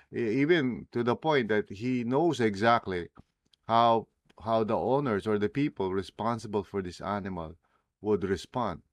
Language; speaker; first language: English; non-native, local second language; Filipino